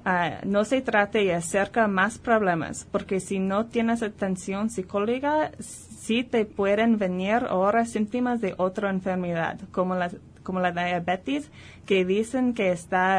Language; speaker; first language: Spanish; early bilingual, heritage; Spanish